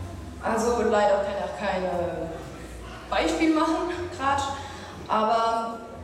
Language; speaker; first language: German; non-native, fluent; French